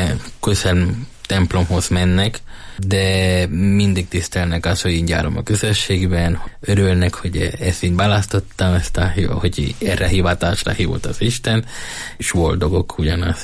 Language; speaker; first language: Hungarian; non-native, learner; Spanish